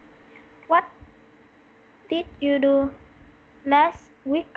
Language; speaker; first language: English; non-native, learner; Vietnamese